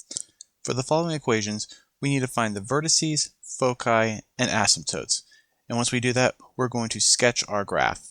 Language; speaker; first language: English; native; English